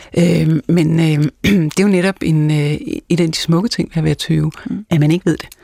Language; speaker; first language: Danish; native; Danish